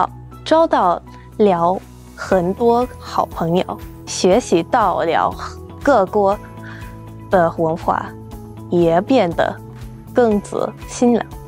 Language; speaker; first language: Chinese; non-native, fluent; English